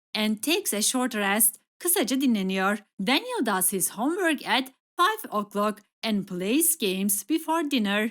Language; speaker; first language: English; non-native, fluent; Turkish